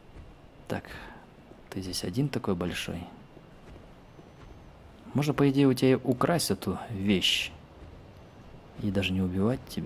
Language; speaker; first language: Russian; native; Russian